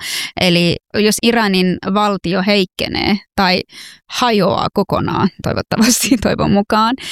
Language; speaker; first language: Finnish; non-native, fluent; Persian